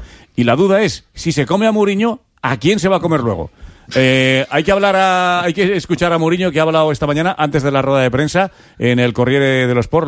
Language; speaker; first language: Spanish; native; Spanish